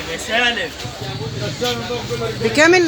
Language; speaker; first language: Arabic; native; Arabic